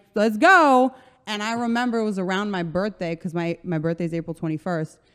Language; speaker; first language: English; early bilingual, other home language; Slovenian